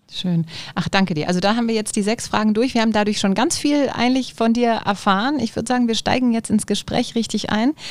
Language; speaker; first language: German; native; German